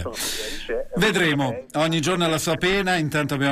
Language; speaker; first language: Italian; native; Italian